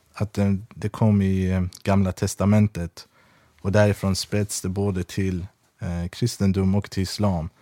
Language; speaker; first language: Swedish; early bilingual, other home language; Persian